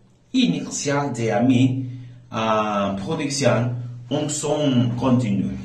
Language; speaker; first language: French; non-native, learner; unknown